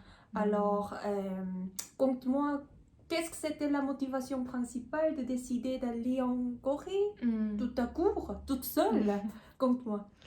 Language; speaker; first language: French; non-native, learner; Korean